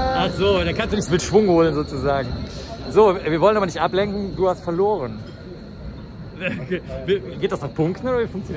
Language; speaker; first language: German; native; German